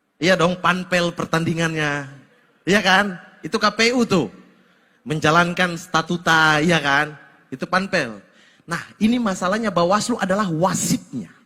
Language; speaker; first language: Indonesian; native; Indonesian